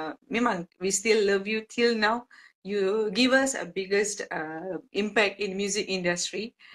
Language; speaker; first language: English; non-native, local second language; Tamil